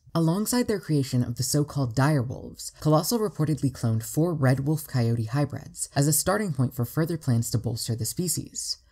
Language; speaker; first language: English; native; English